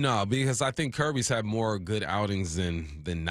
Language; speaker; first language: English; native; English